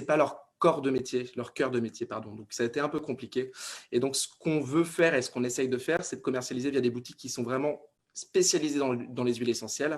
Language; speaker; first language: French; native; French